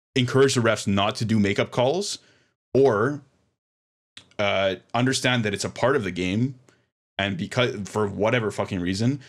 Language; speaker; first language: English; native; English